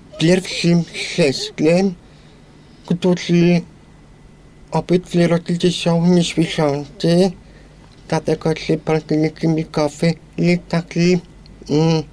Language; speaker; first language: Polish; non-native, local second language; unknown